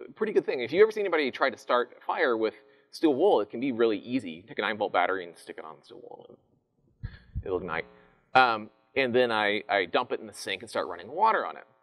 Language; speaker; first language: English; native; English